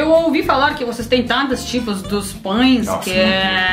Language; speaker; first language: Portuguese; non-native, learner; Russian